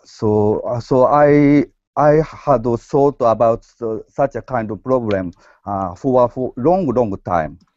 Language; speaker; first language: English; non-native, learner; Japanese